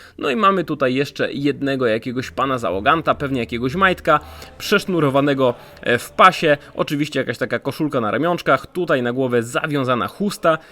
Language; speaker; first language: Polish; native; Polish